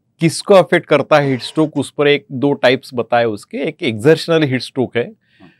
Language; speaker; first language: Hindi; non-native, local second language; Marathi